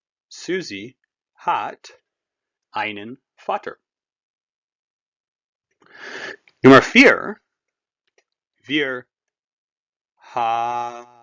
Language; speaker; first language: German; non-native, fluent; English